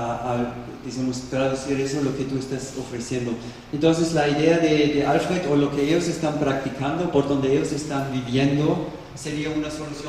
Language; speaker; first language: Spanish; non-native, fluent; German